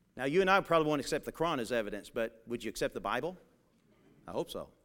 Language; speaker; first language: English; native; English